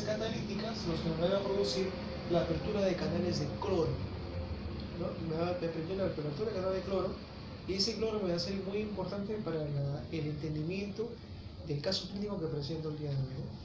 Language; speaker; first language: Spanish; native; Spanish